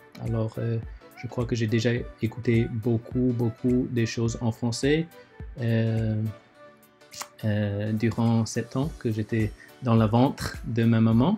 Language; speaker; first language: French; early bilingual, other home language; Chinese